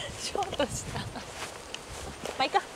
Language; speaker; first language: Japanese; native; Japanese